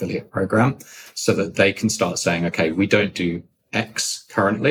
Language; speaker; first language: English; native; English